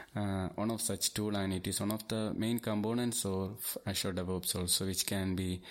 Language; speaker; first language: English; non-native, local second language; Malayalam